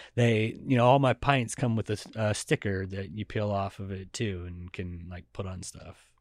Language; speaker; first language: English; native; English